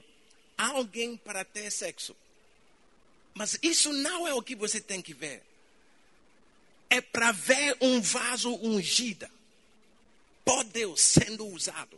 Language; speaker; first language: Portuguese; non-native, fluent; English